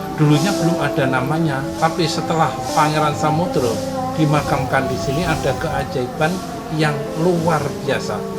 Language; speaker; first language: Indonesian; non-native, local second language; Javanese